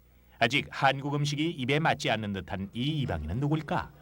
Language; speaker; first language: Korean; native; Korean